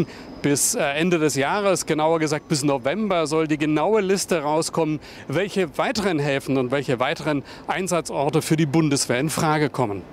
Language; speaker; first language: German; native; German